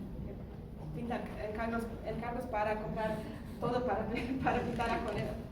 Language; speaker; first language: Spanish; non-native, learner; Russian